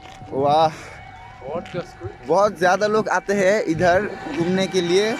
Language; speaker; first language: Hindi; non-native, learner; Bangla